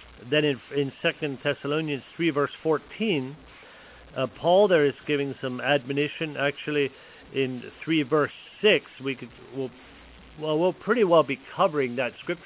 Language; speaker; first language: English; early bilingual, other home language; Pennsylvania German